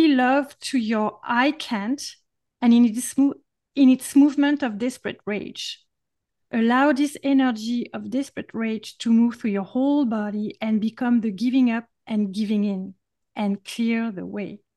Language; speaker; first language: English; non-native, fluent; French